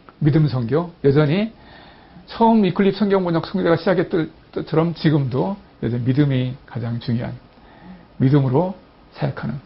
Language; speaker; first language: Korean; native; Korean